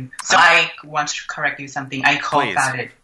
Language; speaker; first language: English; non-native, fluent; Thai